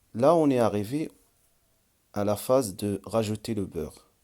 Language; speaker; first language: French; non-native, local second language; Arabic